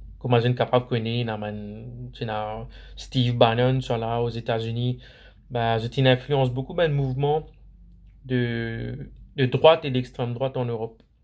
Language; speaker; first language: French; non-native, local second language; Morisyen